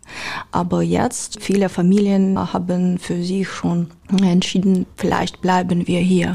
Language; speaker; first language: German; non-native, fluent; Ukrainian